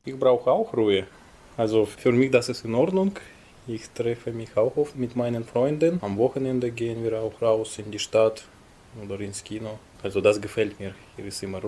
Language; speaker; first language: German; non-native, fluent; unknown